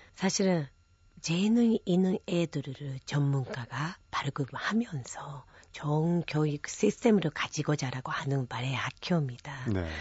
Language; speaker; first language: Korean; non-native, fluent; Japanese